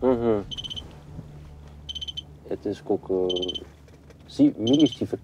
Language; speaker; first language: Russian; non-native, learner; Dutch